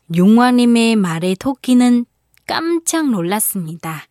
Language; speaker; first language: Korean; non-native, fluent; Vietnamese